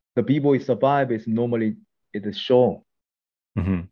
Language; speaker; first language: English; non-native, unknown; Korean